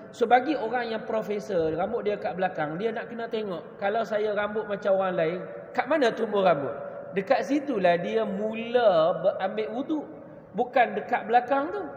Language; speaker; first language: Malay; native; Malay